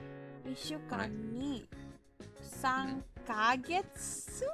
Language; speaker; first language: Japanese; non-native, learner; English